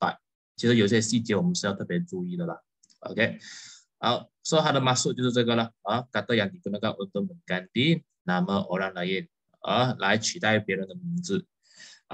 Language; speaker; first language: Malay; non-native, local second language; Chinese